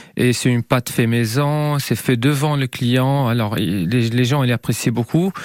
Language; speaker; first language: French; non-native, local second language; Arabic